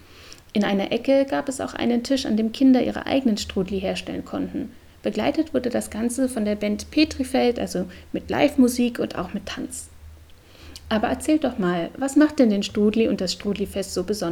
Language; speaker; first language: German; native; German